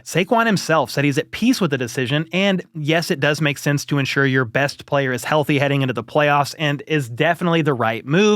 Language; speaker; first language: English; native; English